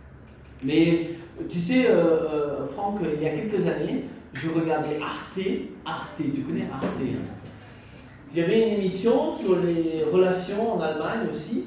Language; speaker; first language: French; non-native, fluent; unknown